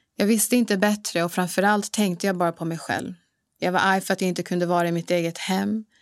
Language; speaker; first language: Swedish; early bilingual, other home language; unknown